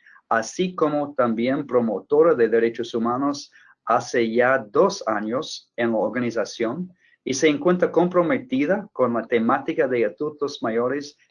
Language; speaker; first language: Spanish; non-native, fluent; English